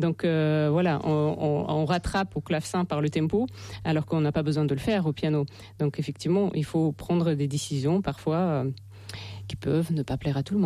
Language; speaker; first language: French; non-native, fluent; Russian